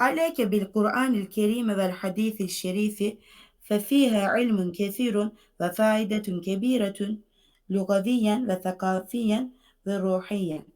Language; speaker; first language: Arabic; non-native, fluent; Turkish